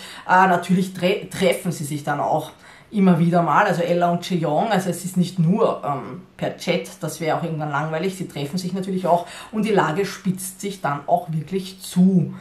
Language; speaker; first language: German; native; German